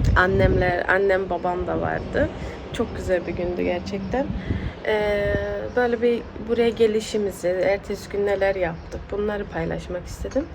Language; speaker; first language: Turkish; early bilingual, heritage; Turkish